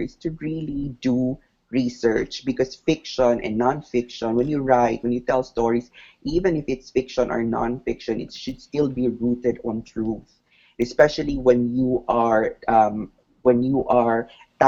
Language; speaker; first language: English; non-native, local second language; Cebuano